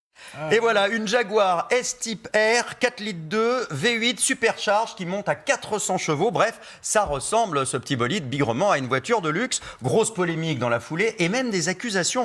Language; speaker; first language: French; native; French